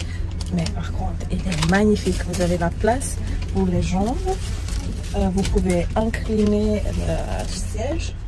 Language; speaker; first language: French; non-native, learner; Croatian